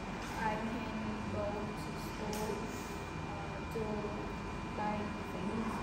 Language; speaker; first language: English; non-native, learner; Vietnamese